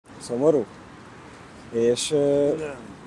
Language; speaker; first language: Hungarian; native; Hungarian